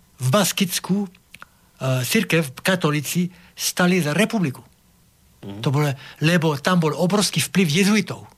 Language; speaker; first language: Slovak; non-native, fluent; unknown